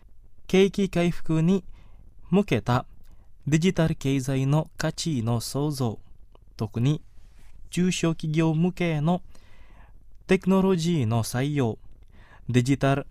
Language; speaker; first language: Japanese; non-native, fluent; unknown